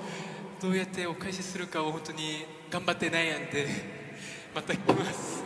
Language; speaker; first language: Japanese; non-native, fluent; Korean